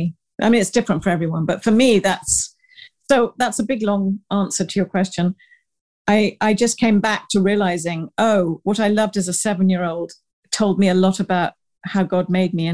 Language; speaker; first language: English; native; English